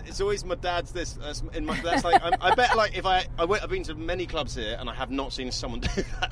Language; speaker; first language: English; native; English